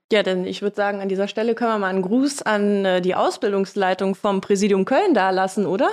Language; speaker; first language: German; native; German